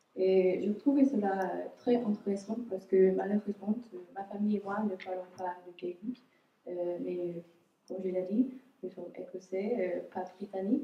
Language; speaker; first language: French; non-native, fluent; English